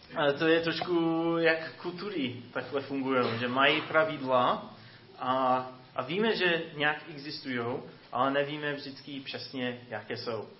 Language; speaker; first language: Czech; non-native, fluent; English